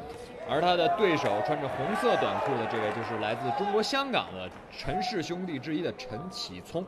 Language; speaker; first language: Chinese; native; Chinese